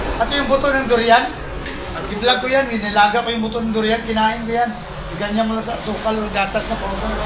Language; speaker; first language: Filipino; non-native, local second language; Hiligaynon